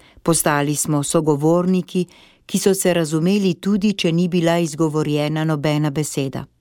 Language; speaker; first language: Slovenian; native; Slovenian